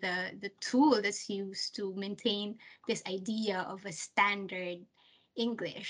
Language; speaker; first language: English; non-native, local second language; Filipino